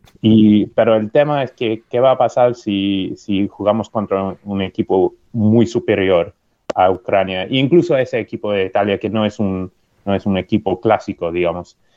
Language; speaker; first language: Spanish; non-native, fluent; English